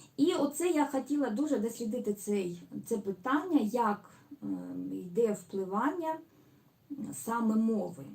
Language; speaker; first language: Ukrainian; non-native, local second language; Russian